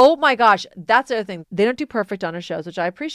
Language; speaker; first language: English; native; English